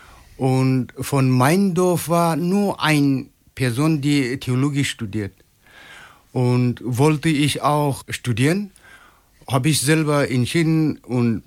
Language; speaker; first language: German; non-native, learner; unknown